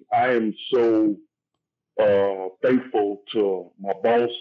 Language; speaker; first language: English; native; English